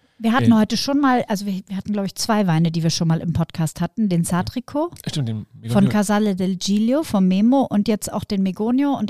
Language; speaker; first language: German; native; German